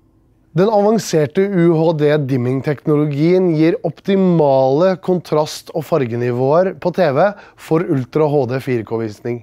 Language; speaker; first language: Norwegian; native; Norwegian